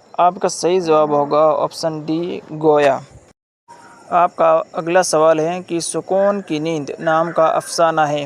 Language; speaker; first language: Urdu; native; Urdu